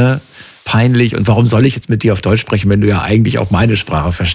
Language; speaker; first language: German; native; German